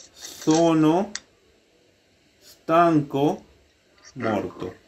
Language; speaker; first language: Italian; non-native, learner; Spanish